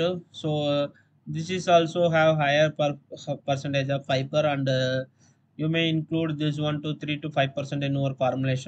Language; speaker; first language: English; non-native, local second language; Tamil